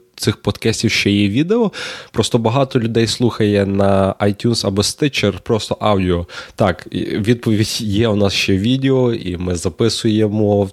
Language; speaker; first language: Ukrainian; native; Ukrainian